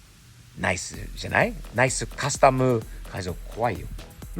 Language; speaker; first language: Japanese; non-native, fluent; English